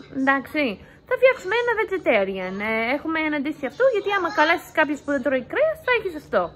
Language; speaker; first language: Greek; early bilingual, heritage; English